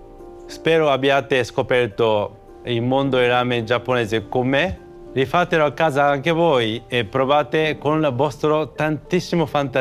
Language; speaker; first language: Italian; non-native, learner; Japanese